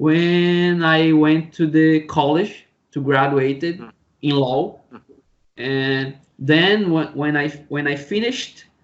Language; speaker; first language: English; non-native, learner; Portuguese